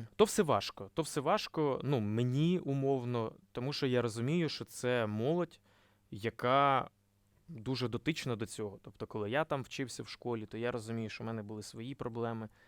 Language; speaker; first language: Ukrainian; non-native, local second language; Russian